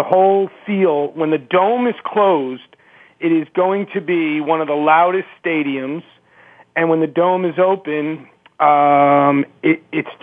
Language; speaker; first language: English; native; English